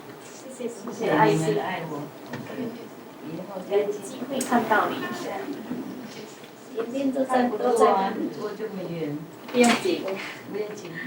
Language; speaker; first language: Chinese; non-native, fluent; Vietnamese